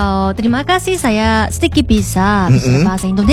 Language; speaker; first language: Indonesian; non-native, learner; Korean